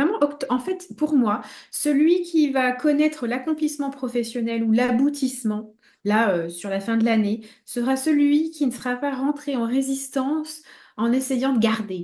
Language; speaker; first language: French; native; French